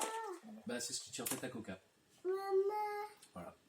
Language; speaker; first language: French; native; French